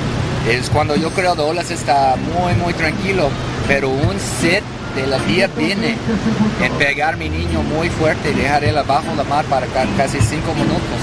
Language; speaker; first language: Spanish; non-native, learner; English